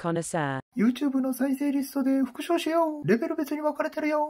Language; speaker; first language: Japanese; native; Japanese